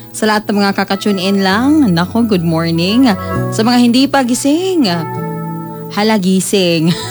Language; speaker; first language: Filipino; non-native, local second language; Cebuano